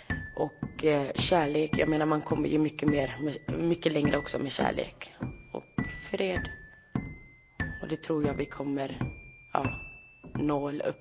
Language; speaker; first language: Swedish; early bilingual, other home language; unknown